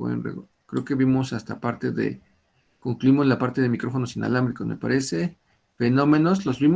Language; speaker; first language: Spanish; native; Spanish